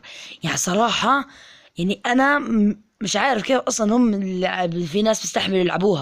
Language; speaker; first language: Arabic; native; Arabic